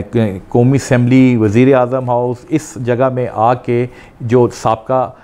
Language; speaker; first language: Urdu; non-native, local second language; Punjabi